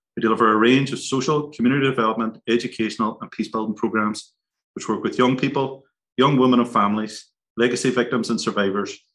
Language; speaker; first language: English; native; English